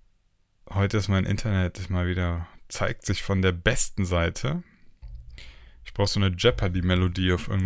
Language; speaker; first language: German; native; German